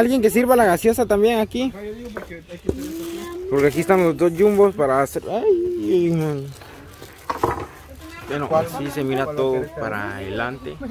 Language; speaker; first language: Spanish; native; Spanish